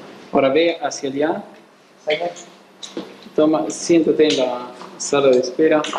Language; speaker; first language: Spanish; native; Spanish